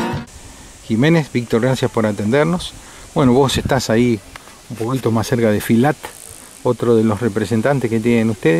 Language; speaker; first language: Spanish; native; Spanish